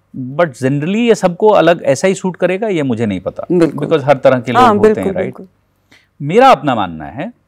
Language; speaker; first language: Hindi; native; Hindi